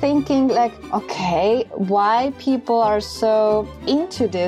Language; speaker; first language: English; non-native, fluent; German